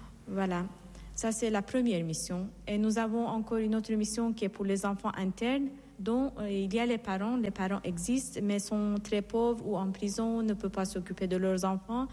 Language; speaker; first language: French; non-native, fluent; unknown